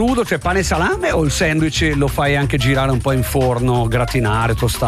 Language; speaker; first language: Italian; native; Italian